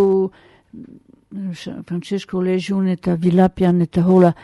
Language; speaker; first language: Basque; native; Basque